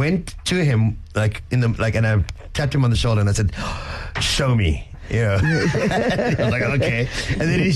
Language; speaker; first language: English; native; English